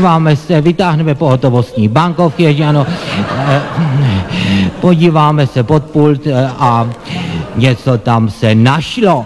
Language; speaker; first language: Czech; native; Czech